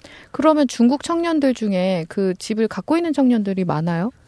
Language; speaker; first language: Korean; native; Korean